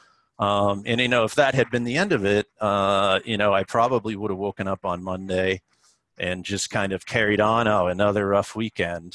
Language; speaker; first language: English; native; English